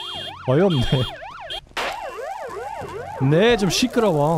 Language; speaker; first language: Korean; non-native, learner; German